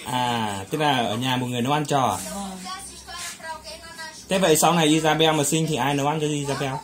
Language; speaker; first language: Vietnamese; native; Vietnamese